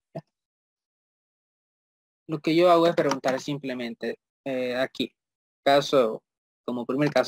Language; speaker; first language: Spanish; native; Spanish